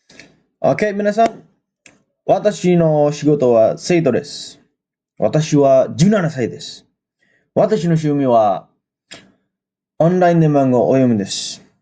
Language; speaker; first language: Japanese; non-native, learner; Indonesian